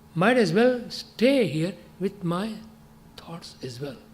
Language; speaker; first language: English; non-native, local second language; Gujarati